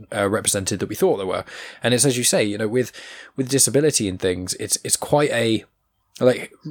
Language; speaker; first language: English; native; English